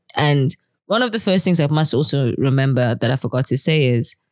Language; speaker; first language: English; native; English